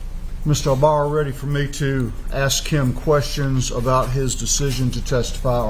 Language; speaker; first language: English; native; English